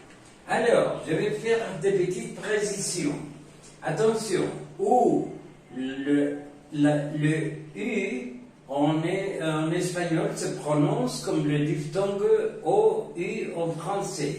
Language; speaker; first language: French; non-native, fluent; Spanish